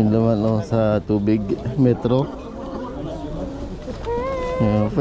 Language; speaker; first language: German; non-native, learner; Filipino